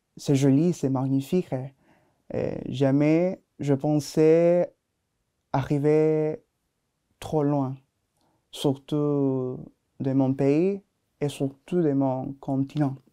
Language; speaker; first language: French; non-native, learner; Spanish